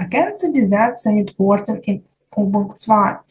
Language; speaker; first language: German; non-native, learner; Ukrainian